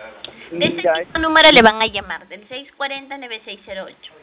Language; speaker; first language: Spanish; native; Spanish